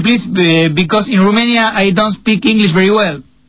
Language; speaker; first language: English; non-native, learner; Spanish